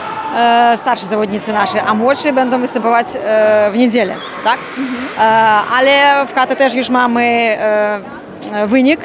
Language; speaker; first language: Polish; non-native, learner; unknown